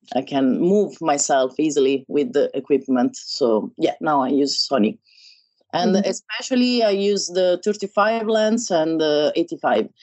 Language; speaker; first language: English; non-native, learner; Italian